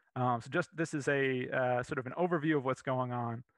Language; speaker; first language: English; native; English